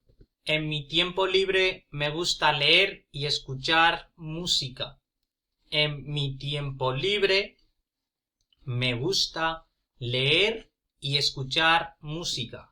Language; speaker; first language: Spanish; non-native, fluent; Punjabi